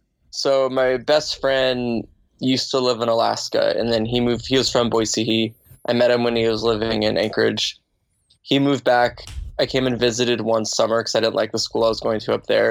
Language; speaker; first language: English; native; English